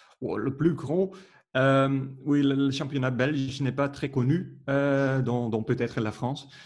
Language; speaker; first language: French; non-native, learner; Dutch